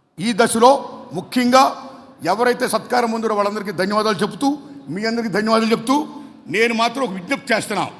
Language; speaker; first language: Telugu; native; Telugu